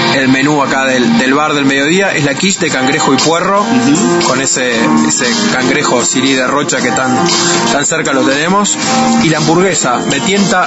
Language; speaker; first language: Spanish; native; Spanish